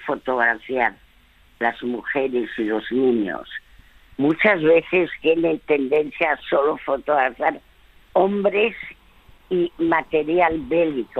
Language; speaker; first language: Spanish; early bilingual, other home language; French